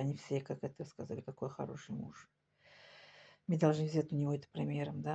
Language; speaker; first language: Russian; non-native, local second language; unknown